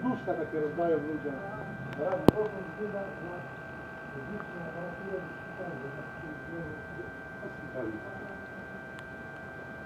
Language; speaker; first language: Russian; non-native, learner; Polish